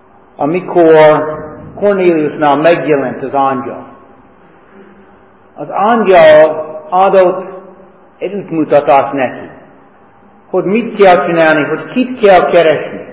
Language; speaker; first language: Hungarian; non-native, fluent; English